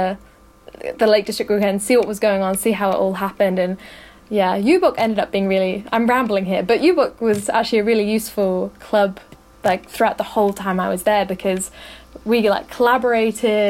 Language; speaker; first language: English; native; English